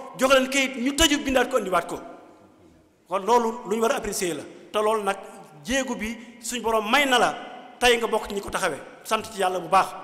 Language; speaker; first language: Wolof; native; Wolof